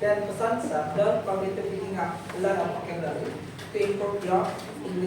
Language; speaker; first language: English; non-native, fluent; Indonesian